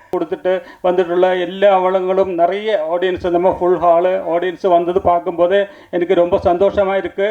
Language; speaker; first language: Tamil; non-native, learner; Malayalam